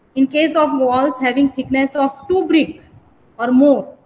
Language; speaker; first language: English; non-native, local second language; Gujarati